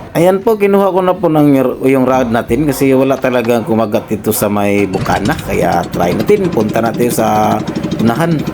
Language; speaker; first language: Filipino; non-native, local second language; Cebuano